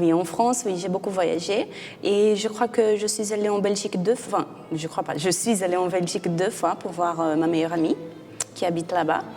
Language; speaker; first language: French; non-native, fluent; Portuguese